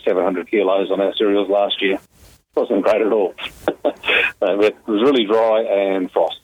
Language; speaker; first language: English; native; English